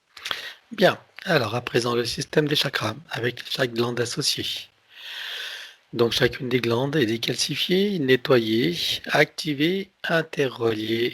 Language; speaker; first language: French; native; French